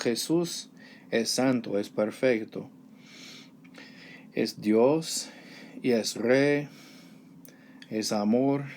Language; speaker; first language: Spanish; non-native, learner; English